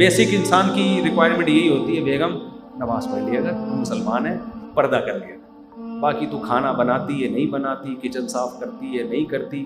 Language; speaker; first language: Urdu; native; Urdu